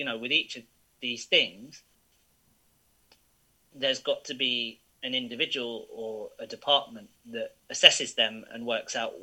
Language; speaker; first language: English; native; English